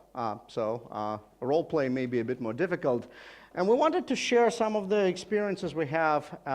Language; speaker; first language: English; non-native, fluent; Russian